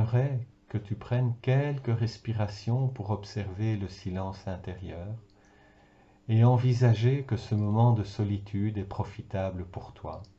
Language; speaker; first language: French; native; French